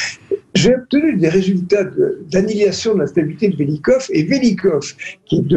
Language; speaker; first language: French; native; French